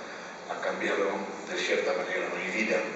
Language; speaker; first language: Spanish; non-native, fluent; Dutch